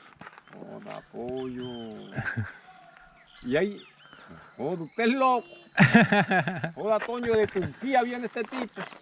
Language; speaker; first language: Spanish; native; Spanish